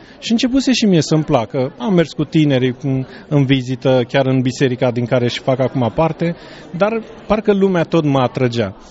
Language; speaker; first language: Romanian; native; Romanian